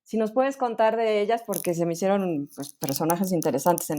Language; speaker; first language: Spanish; native; Spanish